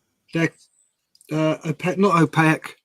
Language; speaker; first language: English; native; English